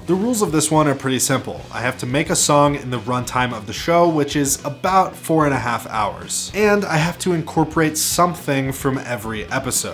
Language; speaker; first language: English; native; English